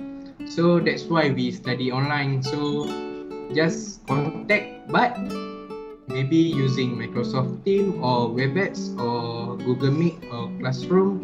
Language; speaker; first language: English; non-native, learner; Malay